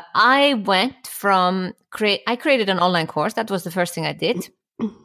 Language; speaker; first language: English; non-native, fluent; Icelandic